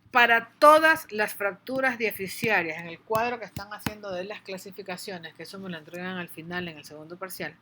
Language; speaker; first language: Spanish; native; Spanish